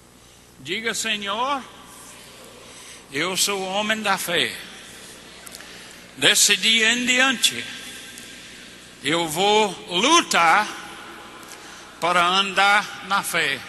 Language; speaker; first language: Portuguese; non-native, fluent; English